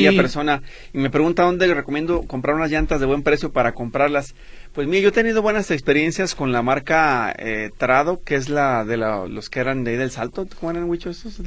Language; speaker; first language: Spanish; native; Spanish